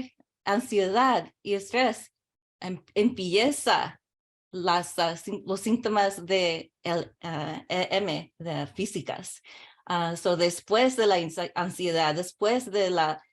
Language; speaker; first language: Spanish; early bilingual, heritage; English